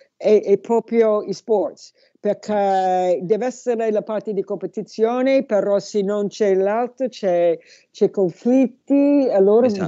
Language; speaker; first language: Italian; non-native, learner; English